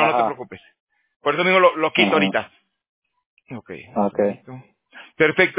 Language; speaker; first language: Spanish; native; Spanish